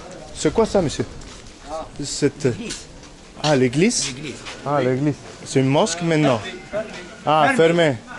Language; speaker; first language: French; non-native, learner; Spanish